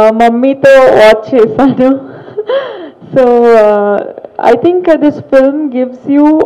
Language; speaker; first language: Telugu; non-native, learner; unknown